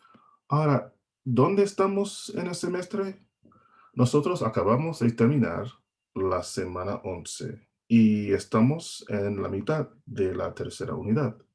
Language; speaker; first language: Spanish; non-native, fluent; English